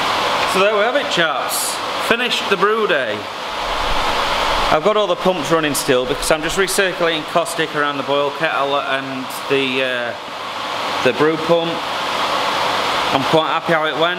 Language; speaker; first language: English; native; English